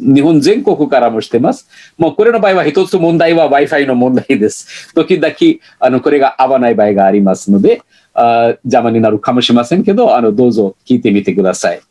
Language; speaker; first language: Japanese; non-native, fluent; Hindi